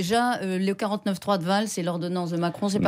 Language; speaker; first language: French; native; French